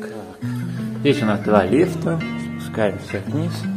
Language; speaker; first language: Russian; non-native, fluent; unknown